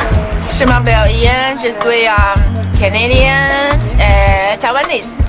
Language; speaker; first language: French; non-native, learner; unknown